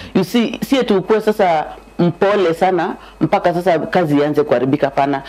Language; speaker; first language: Swahili; native; Swahili